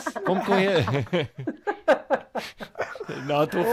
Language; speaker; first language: Portuguese; non-native, fluent; English